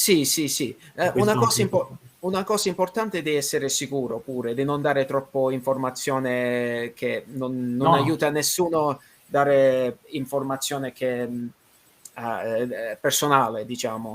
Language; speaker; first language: Italian; non-native, learner; English